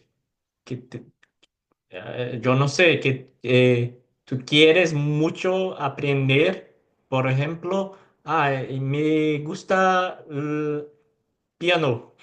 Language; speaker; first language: Spanish; non-native, fluent; Portuguese